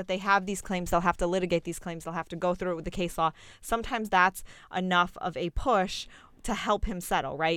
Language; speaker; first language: English; native; English